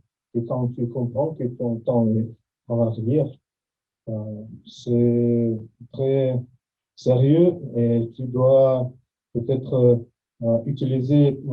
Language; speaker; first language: French; non-native, fluent; Russian